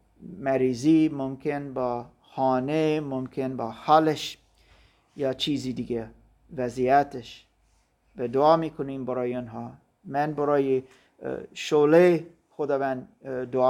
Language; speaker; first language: Persian; non-native, fluent; German